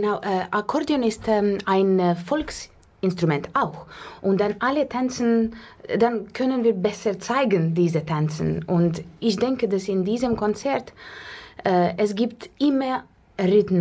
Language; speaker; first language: German; non-native, learner; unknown